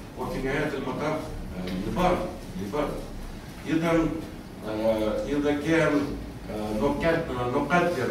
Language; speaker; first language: Arabic; non-native, fluent; Russian